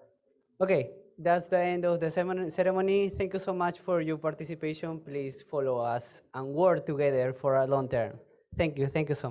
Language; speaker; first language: English; non-native, fluent; Spanish